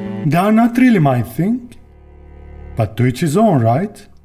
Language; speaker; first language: English; non-native, fluent; Turkish